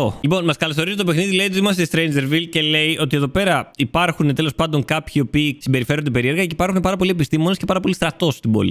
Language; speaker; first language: Greek; native; Greek